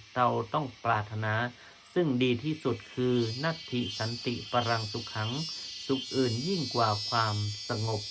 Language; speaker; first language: Thai; native; Thai